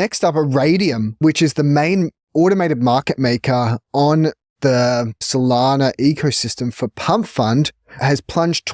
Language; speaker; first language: English; native; English